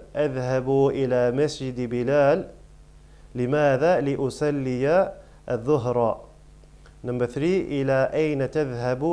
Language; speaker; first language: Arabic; non-native, fluent; English